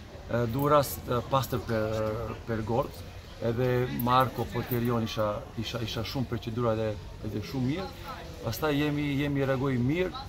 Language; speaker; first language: Albanian; non-native, learner; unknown